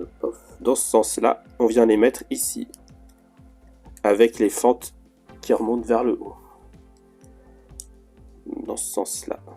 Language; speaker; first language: French; native; French